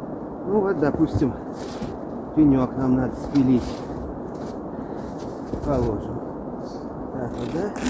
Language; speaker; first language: Russian; native; Russian